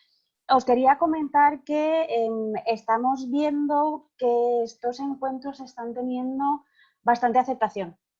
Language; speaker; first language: Spanish; native; Spanish